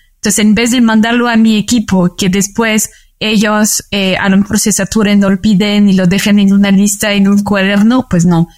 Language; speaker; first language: Spanish; non-native, fluent; French